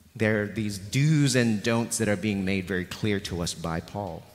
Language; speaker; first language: English; non-native, local second language; Cantonese